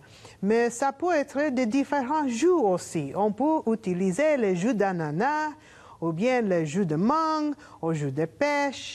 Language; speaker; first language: French; non-native, learner; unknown